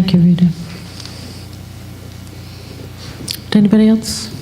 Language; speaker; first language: English; native; English